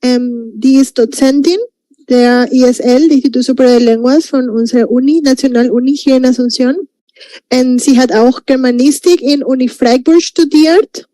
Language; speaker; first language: German; non-native, fluent; Spanish